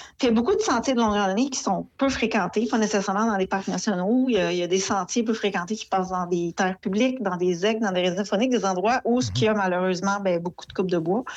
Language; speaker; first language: French; native; French